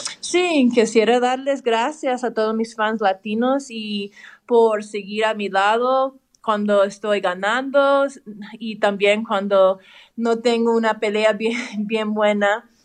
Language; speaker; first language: Spanish; early bilingual, heritage; English